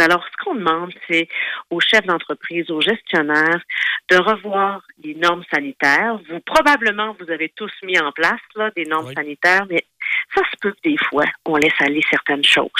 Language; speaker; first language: French; native; French